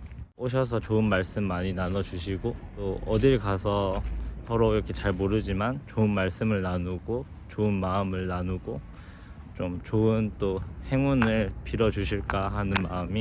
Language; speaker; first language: Korean; native; Korean